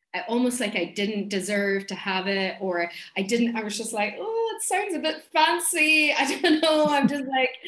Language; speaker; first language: English; native; English